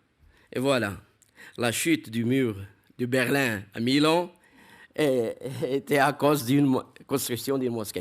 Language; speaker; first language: French; non-native, fluent; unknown